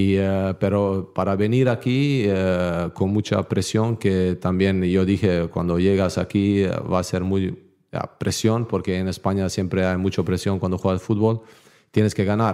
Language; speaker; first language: Spanish; non-native, learner; Bosnian